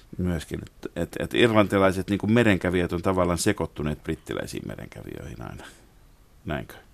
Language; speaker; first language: Finnish; native; Finnish